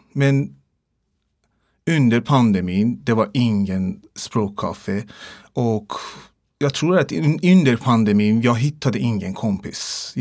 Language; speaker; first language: Swedish; non-native, learner; Persian